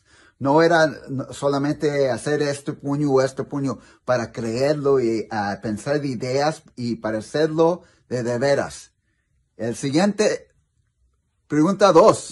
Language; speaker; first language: Spanish; non-native, learner; English